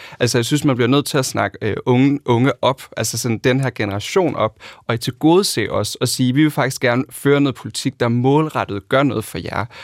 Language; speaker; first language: Danish; native; Danish